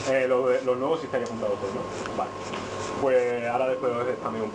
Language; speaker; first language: Spanish; native; Spanish